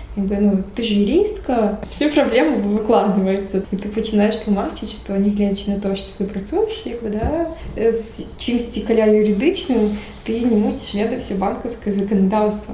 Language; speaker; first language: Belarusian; non-native, local second language; Russian